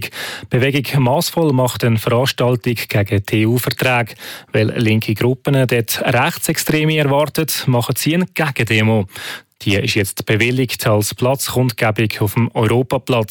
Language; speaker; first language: German; native; German